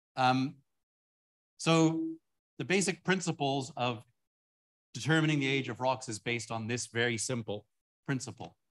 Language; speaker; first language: English; native; English